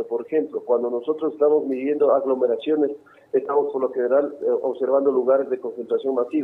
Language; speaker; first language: Spanish; native; Spanish